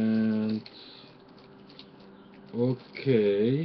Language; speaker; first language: English; non-native, learner; Russian